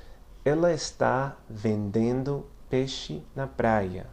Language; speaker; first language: Portuguese; non-native, fluent; English